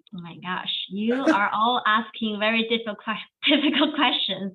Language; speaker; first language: English; non-native, fluent; Chinese